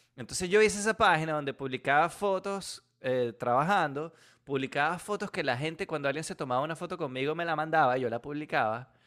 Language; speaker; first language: Spanish; native; Spanish